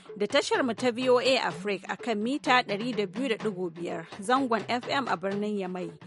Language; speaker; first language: Hausa; native; Hausa